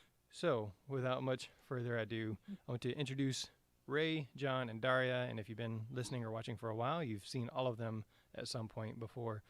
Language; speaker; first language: English; native; English